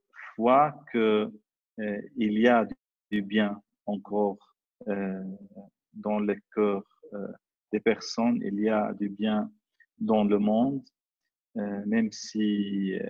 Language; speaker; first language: French; non-native, fluent; Arabic